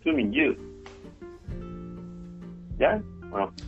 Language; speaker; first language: English; non-native, learner; Spanish